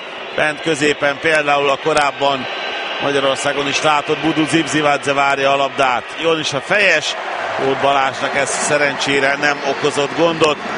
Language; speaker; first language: Hungarian; native; Hungarian